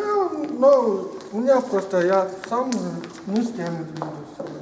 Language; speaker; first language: Russian; non-native, learner; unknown